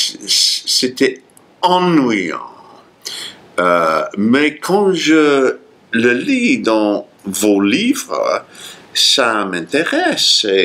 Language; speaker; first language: French; non-native, fluent; English